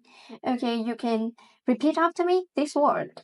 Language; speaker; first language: English; non-native, fluent; Vietnamese